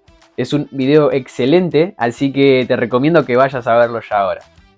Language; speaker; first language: Spanish; native; Spanish